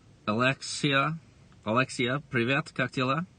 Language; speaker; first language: Russian; non-native, learner; English